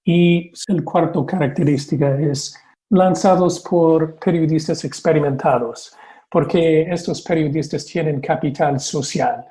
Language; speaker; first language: Spanish; non-native, fluent; English